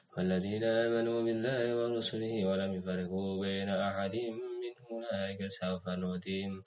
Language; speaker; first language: Arabic; non-native, learner; Indonesian